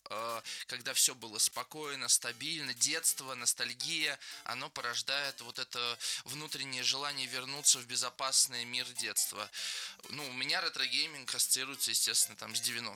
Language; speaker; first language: Russian; native; Russian